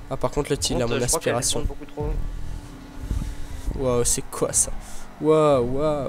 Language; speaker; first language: French; native; French